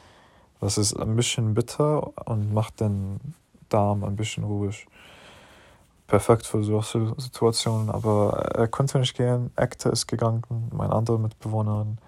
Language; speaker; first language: German; non-native, learner; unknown